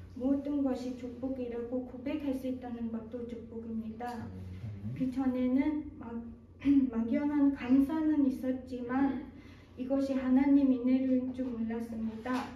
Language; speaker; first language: Korean; non-native, fluent; Mongolian